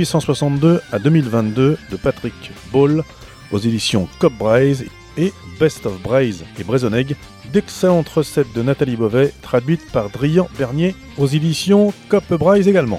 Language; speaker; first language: French; native; French